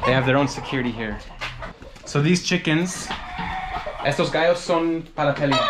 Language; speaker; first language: English; native; English